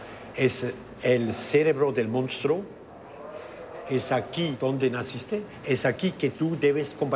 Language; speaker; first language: Spanish; non-native, fluent; German